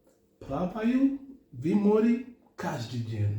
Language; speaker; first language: Slovak; non-native, learner; Akan